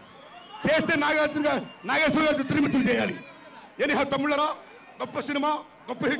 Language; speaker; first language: Telugu; native; Telugu